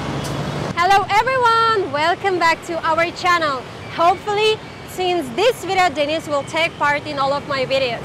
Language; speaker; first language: English; non-native, learner; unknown